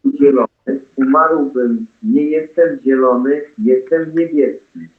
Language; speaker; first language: Polish; non-native, learner; English